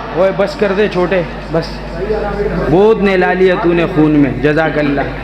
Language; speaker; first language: Urdu; non-native, local second language; Pashto